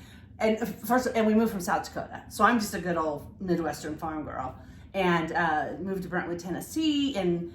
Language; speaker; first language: English; native; English